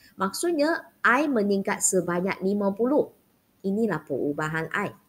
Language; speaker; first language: Malay; non-native, local second language; Chinese